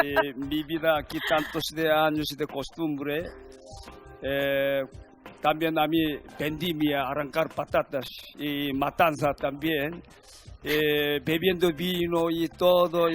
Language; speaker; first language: Spanish; non-native, learner; Korean